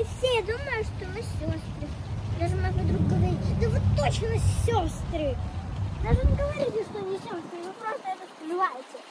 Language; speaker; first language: Russian; early bilingual, heritage; Russian